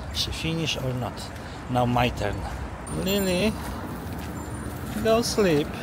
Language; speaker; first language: English; non-native, learner; Polish